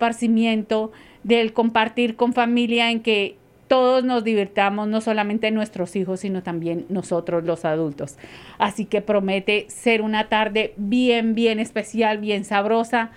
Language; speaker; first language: Spanish; native; Spanish